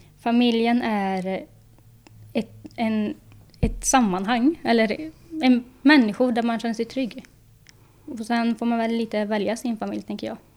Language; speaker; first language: Swedish; native; Swedish